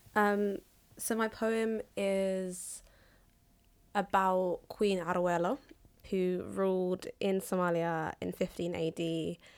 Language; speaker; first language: English; early bilingual, other home language; Somali